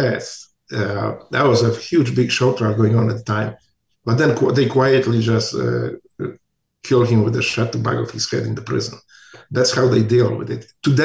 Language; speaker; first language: English; non-native, fluent; Polish